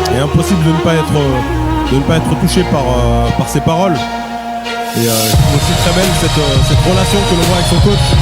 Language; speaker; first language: French; native; French